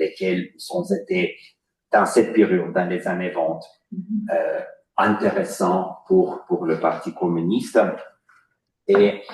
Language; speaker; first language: French; non-native, fluent; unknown